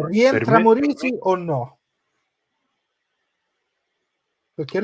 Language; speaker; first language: Italian; native; Italian